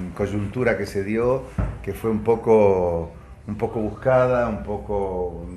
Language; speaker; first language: Spanish; native; Spanish